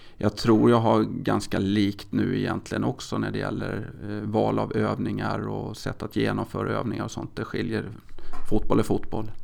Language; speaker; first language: Swedish; native; Swedish